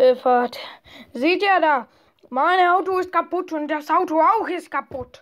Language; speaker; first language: German; non-native, learner; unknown